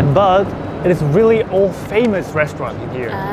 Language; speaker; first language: English; non-native, learner; Korean